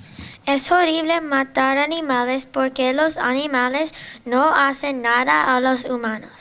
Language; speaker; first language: Spanish; non-native, learner; English